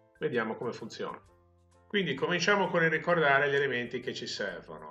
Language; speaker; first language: Italian; native; Italian